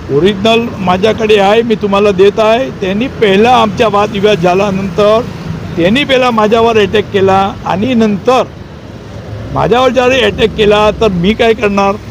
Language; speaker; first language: Marathi; non-native, local second language; Gujarati